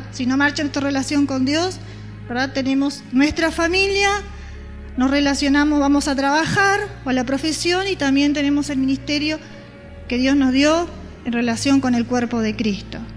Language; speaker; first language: Spanish; native; Spanish